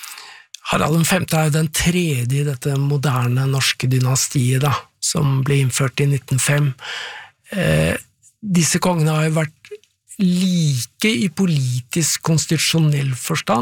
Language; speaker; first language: Norwegian; native; Norwegian